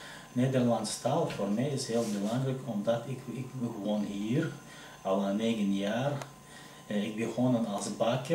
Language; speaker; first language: Dutch; non-native, learner; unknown